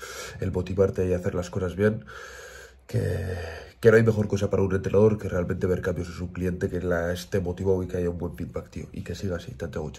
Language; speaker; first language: Spanish; native; Spanish